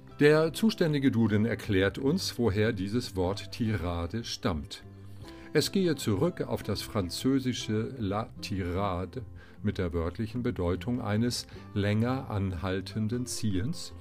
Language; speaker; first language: German; native; German